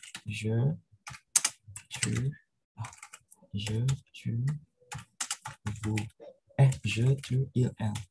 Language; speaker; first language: French; non-native, fluent; Indonesian